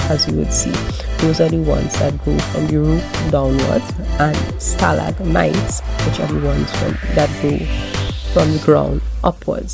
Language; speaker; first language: English; native; English